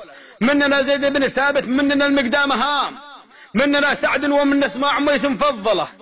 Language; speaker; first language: Arabic; native; Arabic